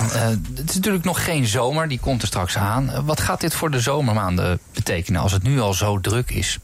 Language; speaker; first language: Dutch; native; Dutch